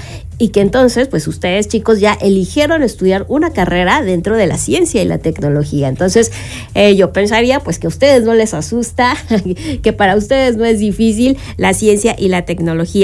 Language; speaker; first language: Spanish; native; Spanish